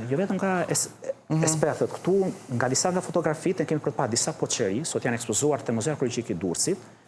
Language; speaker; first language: Albanian; early bilingual, heritage; Albanian